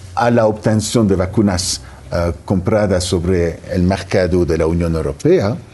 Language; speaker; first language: Spanish; non-native, fluent; French